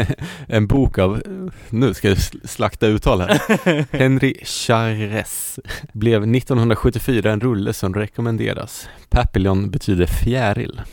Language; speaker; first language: Swedish; native; Swedish